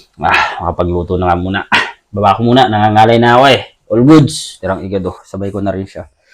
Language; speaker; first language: Filipino; native; Filipino